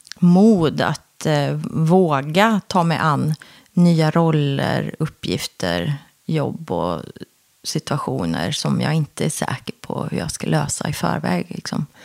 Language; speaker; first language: Swedish; native; Swedish